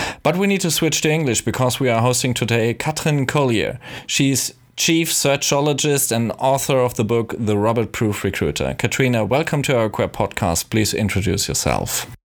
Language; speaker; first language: English; non-native, fluent; German